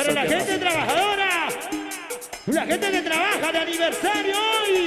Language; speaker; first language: Spanish; native; Spanish